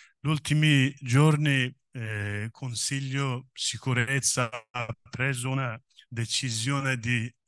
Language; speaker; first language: Italian; non-native, learner; Kurdish